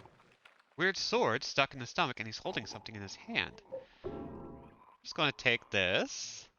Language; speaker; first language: English; native; English